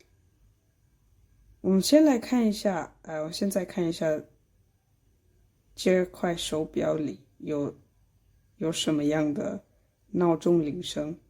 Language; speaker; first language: Chinese; non-native, fluent; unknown